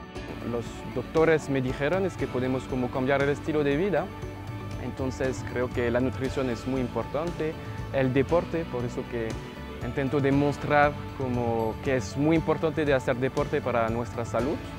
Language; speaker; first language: Spanish; non-native, fluent; French